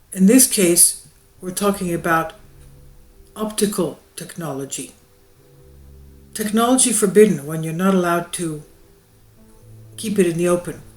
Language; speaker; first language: English; non-native, fluent; Greek